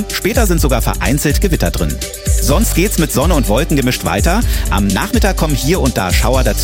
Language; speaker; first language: German; native; German